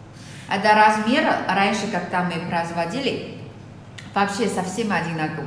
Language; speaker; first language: Russian; non-native, learner; Chinese